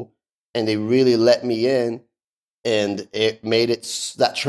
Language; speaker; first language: English; early bilingual, other home language; Persian